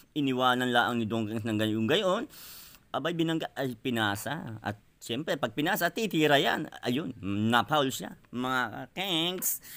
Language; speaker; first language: Filipino; native; Filipino